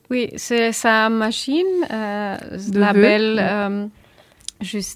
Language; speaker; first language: French; non-native, learner; German